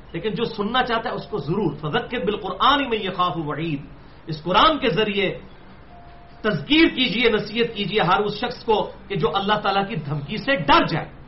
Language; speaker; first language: Urdu; non-native, local second language; Punjabi